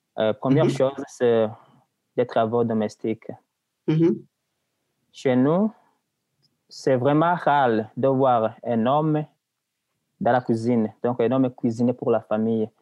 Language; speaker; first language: French; non-native, local second language; Rundi